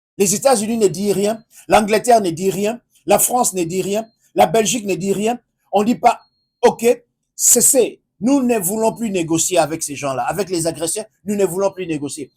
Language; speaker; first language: French; non-native, local second language; Lingala